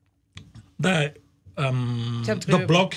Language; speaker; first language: Georgian; non-native, learner; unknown